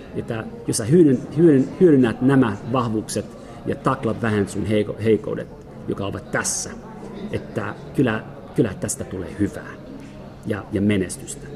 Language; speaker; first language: Finnish; non-native, fluent; French